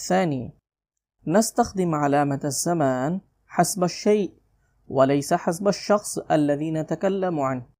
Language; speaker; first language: Arabic; non-native, fluent; Urdu